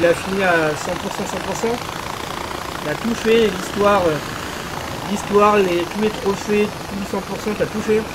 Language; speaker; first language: French; native; French